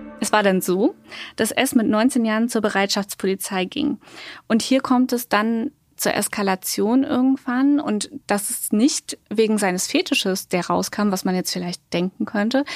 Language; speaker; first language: German; native; German